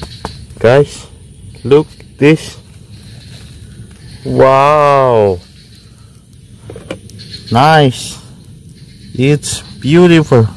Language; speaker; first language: English; non-native, learner; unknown